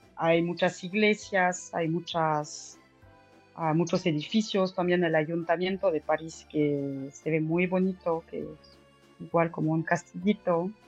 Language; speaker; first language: Spanish; non-native, fluent; French